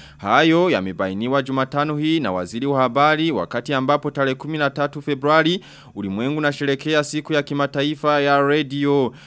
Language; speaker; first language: Swahili; non-native, local second language; Rundi